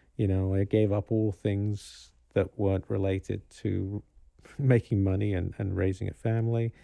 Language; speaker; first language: English; native; English